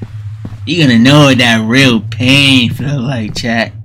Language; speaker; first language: English; native; English